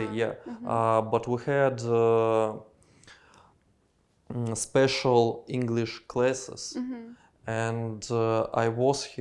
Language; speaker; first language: English; non-native, learner; Russian